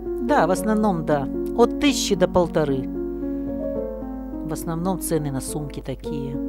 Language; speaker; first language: Russian; native; Russian